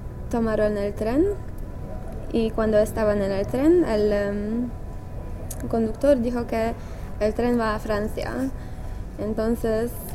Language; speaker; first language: Spanish; non-native, learner; English